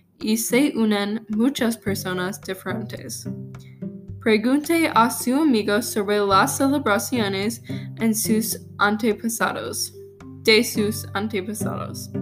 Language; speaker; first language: Spanish; non-native, learner; English